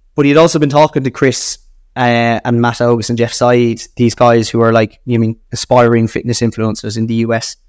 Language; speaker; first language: English; native; English